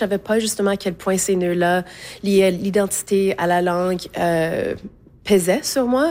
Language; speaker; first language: French; native; French